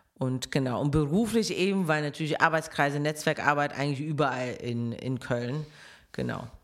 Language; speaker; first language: German; non-native, fluent; Russian